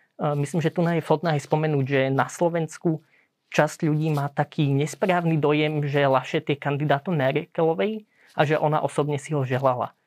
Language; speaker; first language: Slovak; early bilingual, heritage; Slovak